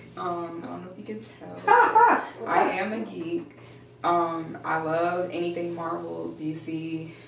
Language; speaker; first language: English; native; English